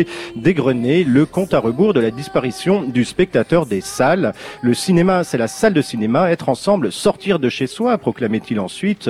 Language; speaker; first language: French; native; French